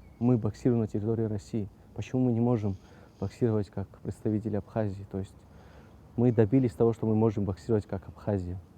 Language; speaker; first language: Russian; non-native, local second language; Abkhazian